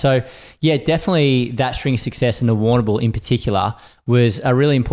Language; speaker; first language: English; native; English